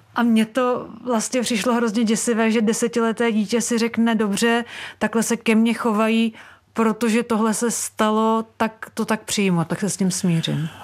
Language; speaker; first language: Czech; native; Czech